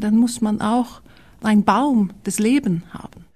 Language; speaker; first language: German; non-native, learner; Swedish